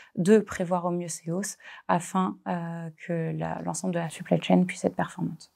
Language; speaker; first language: French; native; French